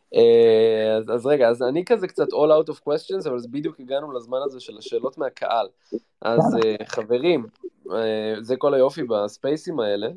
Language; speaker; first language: Hebrew; native; Hebrew